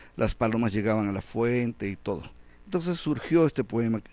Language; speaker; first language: Spanish; native; Spanish